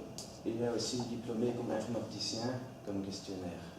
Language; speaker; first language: French; non-native, learner; Dutch